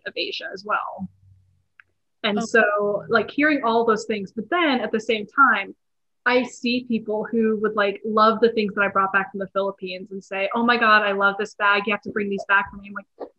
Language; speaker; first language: English; native; English